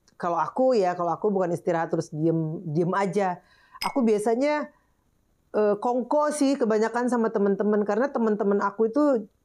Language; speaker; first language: Indonesian; native; Indonesian